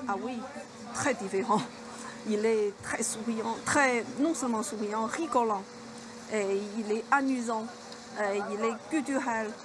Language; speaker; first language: French; non-native, learner; Chinese